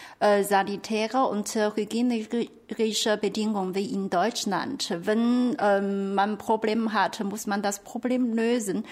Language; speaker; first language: German; non-native, fluent; Chinese